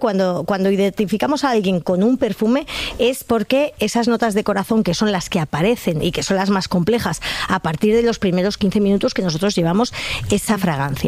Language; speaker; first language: Spanish; native; Spanish